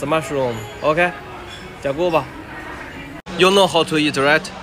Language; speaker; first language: English; non-native, learner; Chinese